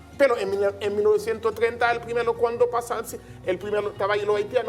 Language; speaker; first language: Spanish; non-native, learner; Haitian Creole